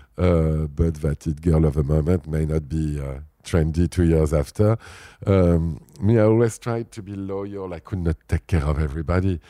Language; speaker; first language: English; non-native, fluent; French